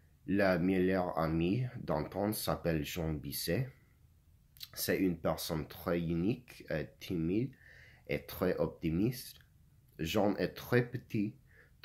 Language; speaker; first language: French; non-native, learner; English